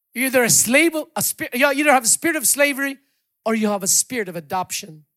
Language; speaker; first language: English; non-native, local second language; Hiligaynon